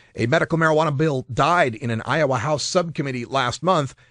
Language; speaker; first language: English; native; English